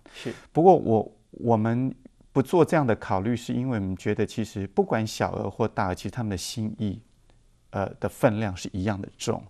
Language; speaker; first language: Chinese; native; Chinese